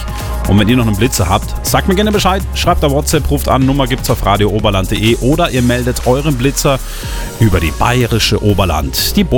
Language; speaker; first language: German; native; German